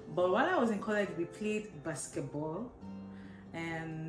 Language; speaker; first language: English; non-native, local second language; Yoruba